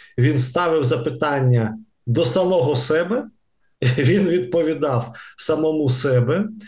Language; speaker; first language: Ukrainian; non-native, local second language; Russian